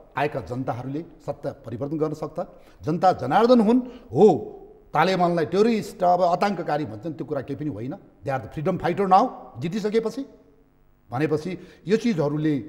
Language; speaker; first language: Nepali; native; Nepali